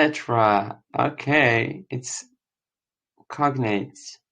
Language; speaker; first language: English; non-native, learner; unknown